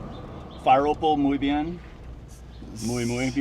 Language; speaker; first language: Spanish; non-native, learner; English